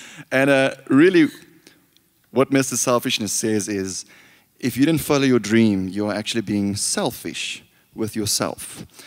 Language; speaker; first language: English; non-native, local second language; Afrikaans